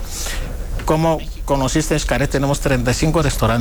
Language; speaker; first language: Spanish; non-native, fluent; Greek